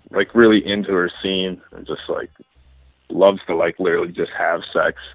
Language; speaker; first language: English; native; English